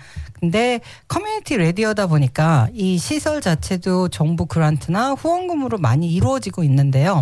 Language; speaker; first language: Korean; native; Korean